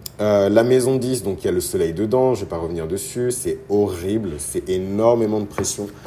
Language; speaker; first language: French; early bilingual, other home language; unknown